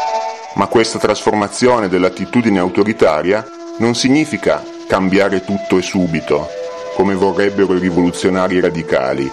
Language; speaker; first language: Italian; native; Italian